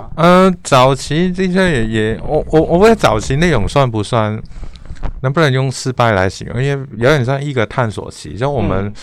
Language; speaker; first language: Chinese; non-native, fluent; Cantonese